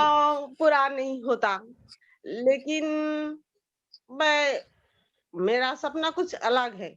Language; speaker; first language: Hindi; non-native, local second language; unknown